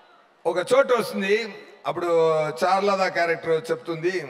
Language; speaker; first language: Telugu; non-native, fluent; Tamil